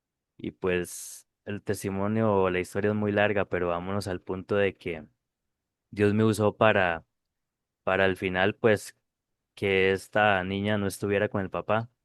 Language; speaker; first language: Spanish; native; Spanish